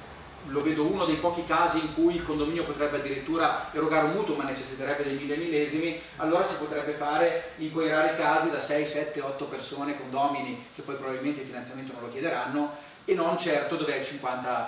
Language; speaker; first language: Italian; native; Italian